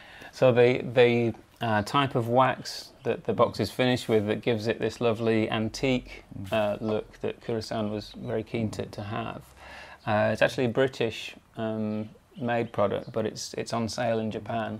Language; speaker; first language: English; native; English